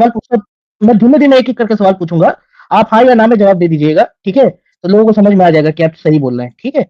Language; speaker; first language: Hindi; native; Hindi